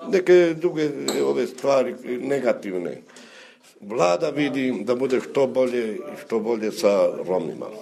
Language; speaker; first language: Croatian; non-native, local second language; Romany